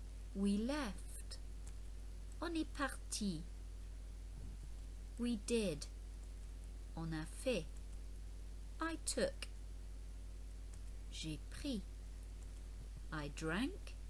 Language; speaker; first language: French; non-native, fluent; English